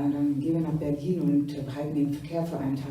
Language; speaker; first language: German; native; German